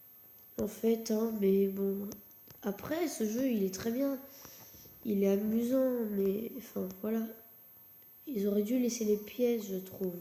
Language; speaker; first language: French; native; French